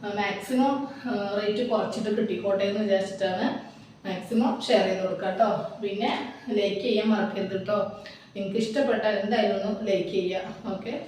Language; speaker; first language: Malayalam; native; Malayalam